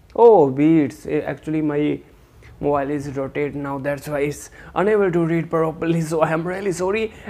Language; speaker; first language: English; non-native, local second language; Hindi